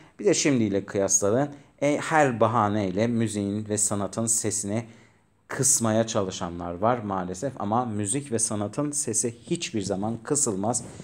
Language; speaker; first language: Turkish; native; Turkish